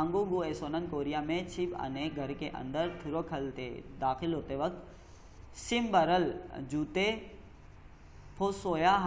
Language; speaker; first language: Korean; non-native, learner; Urdu